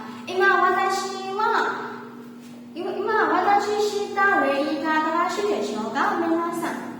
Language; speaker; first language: Japanese; non-native, learner; Burmese